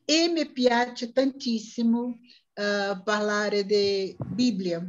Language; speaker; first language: Italian; non-native, learner; Portuguese